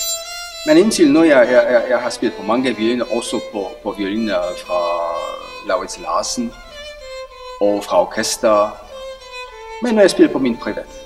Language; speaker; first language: Danish; non-native, fluent; Polish